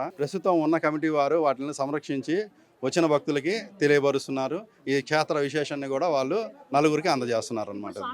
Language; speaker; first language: Telugu; native; Telugu